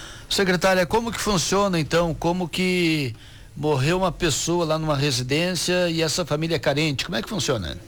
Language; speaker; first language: Portuguese; native; Portuguese